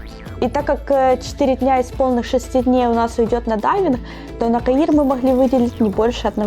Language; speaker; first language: Russian; native; Russian